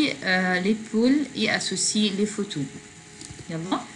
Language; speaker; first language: French; non-native, fluent; Arabic